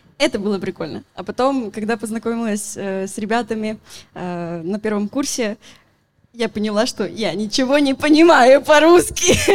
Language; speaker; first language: Russian; non-native, learner; Spanish